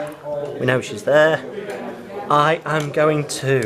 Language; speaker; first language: English; native; English